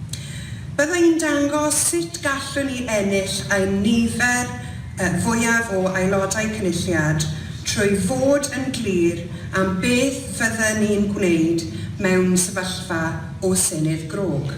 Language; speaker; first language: Welsh; non-native, local second language; English